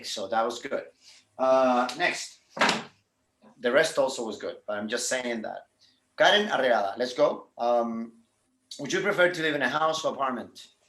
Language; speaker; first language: English; non-native, fluent; Spanish